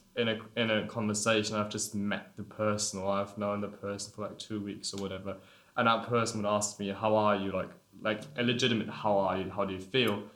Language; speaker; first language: English; non-native, fluent; German